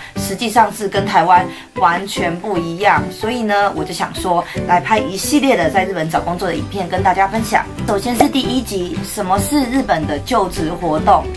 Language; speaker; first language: Chinese; native; Chinese